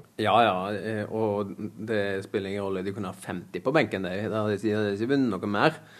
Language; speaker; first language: Norwegian; native; Norwegian